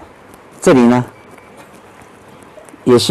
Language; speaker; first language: Chinese; native; Chinese